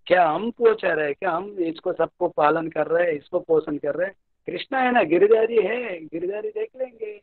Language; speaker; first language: Hindi; non-native, local second language; Telugu